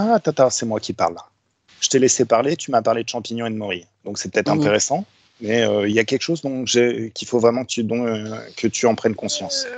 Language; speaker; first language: French; native; French